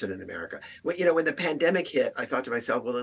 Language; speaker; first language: English; native; English